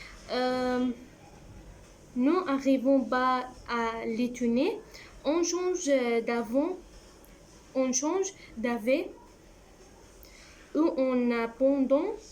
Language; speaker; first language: French; non-native, learner; Arabic